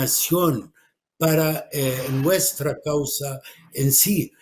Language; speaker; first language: Spanish; non-native, fluent; Arabic